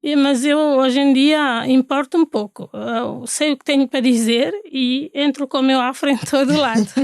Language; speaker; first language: Portuguese; non-native, local second language; Fula